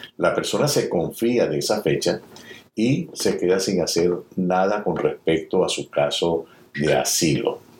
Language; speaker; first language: Spanish; native; Spanish